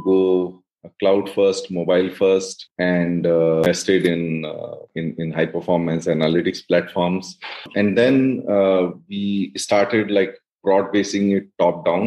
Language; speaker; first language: English; non-native, local second language; Hindi